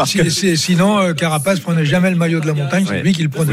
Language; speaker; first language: French; native; French